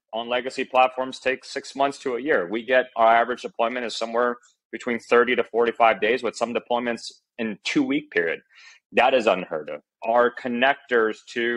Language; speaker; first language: English; early bilingual, other home language; Chinese